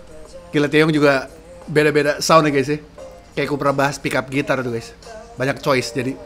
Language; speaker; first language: Indonesian; native; Indonesian